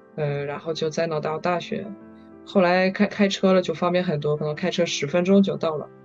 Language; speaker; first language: Chinese; non-native, fluent; French